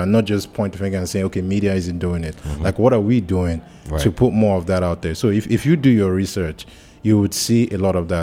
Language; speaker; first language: English; non-native, local second language; Yoruba